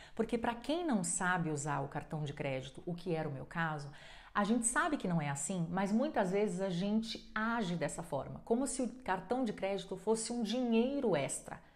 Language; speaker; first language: Portuguese; native; Portuguese